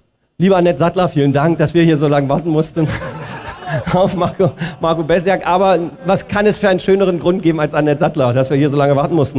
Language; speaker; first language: German; native; German